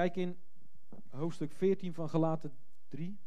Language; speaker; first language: Dutch; native; Dutch